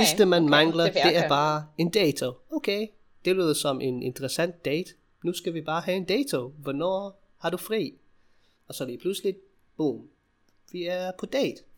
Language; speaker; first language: Danish; non-native, fluent; English